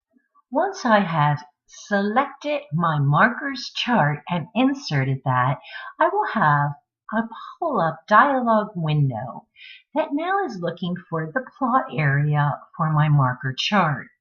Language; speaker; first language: English; native; English